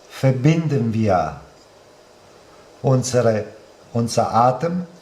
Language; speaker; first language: German; non-native, fluent; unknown